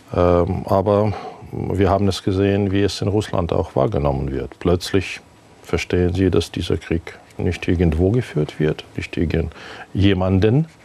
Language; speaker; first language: German; non-native, fluent; Ukrainian